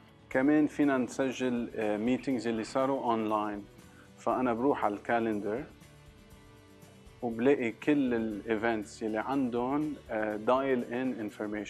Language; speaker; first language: Arabic; early bilingual, heritage; Arabic